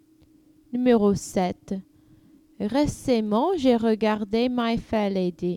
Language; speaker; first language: French; non-native, learner; English